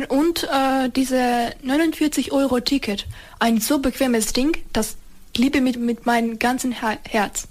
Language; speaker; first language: German; non-native, fluent; Ukrainian